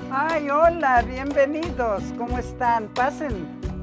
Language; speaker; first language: Spanish; native; Spanish